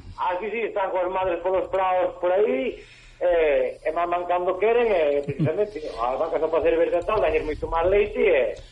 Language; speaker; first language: Galician; native; Galician